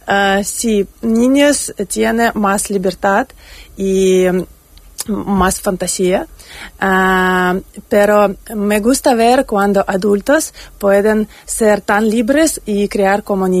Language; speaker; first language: Spanish; non-native, learner; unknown